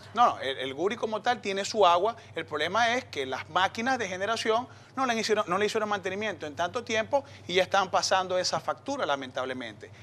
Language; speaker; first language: Spanish; native; Spanish